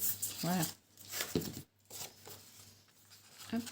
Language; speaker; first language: French; native; French